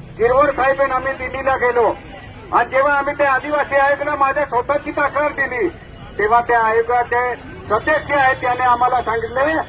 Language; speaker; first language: Marathi; non-native, local second language; Bhili